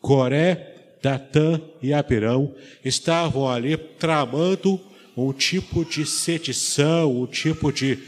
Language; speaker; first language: Portuguese; native; Portuguese